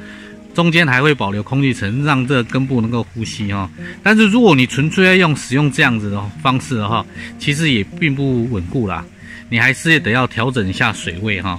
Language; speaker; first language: Chinese; native; Chinese